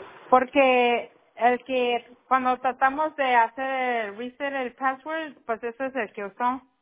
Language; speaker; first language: Spanish; native; Spanish